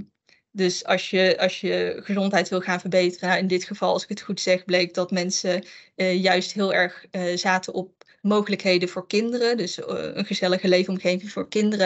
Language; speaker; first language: Dutch; native; Dutch